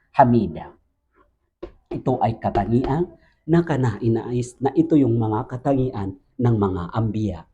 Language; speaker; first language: Filipino; non-native, local second language; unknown